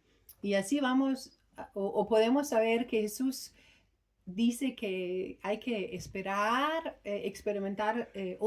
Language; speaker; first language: Spanish; non-native, fluent; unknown